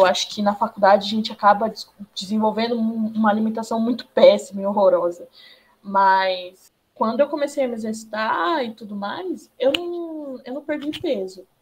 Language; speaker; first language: Portuguese; native; Portuguese